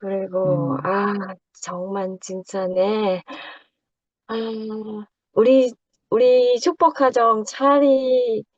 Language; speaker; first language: Korean; non-native, learner; Thai